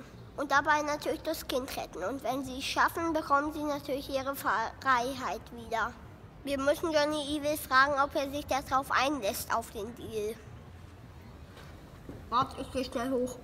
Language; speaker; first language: German; native; German